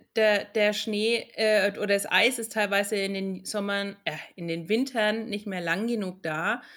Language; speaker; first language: German; native; German